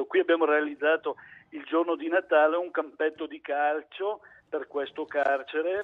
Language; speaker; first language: Italian; native; Italian